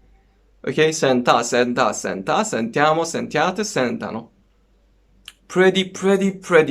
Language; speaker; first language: Italian; non-native, fluent; Persian